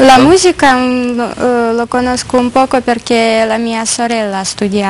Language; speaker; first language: Italian; non-native, learner; Russian